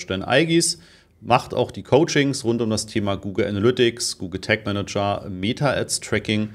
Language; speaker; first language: German; native; German